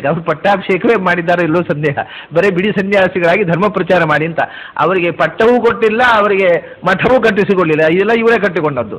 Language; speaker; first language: Kannada; native; Kannada